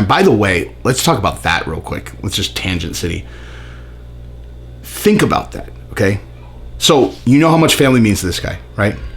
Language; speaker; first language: English; native; English